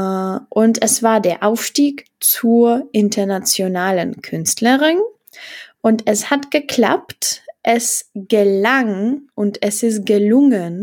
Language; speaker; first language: German; non-native, fluent; Czech